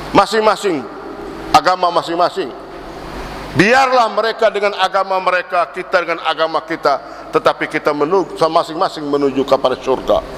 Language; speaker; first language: Malay; native; Malay